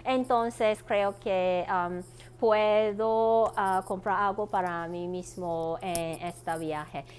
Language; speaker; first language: Spanish; non-native, learner; Cantonese